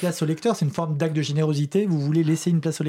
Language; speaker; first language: French; native; French